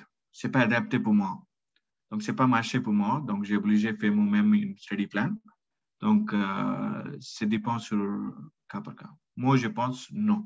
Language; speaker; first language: French; non-native, learner; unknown